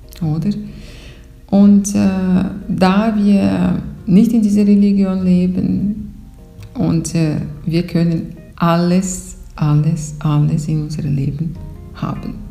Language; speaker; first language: German; non-native, fluent; Portuguese